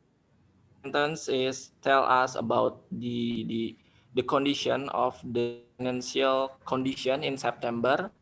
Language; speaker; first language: English; non-native, learner; Indonesian